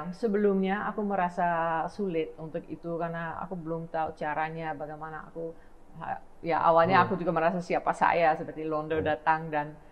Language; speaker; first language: Indonesian; non-native, fluent; Dutch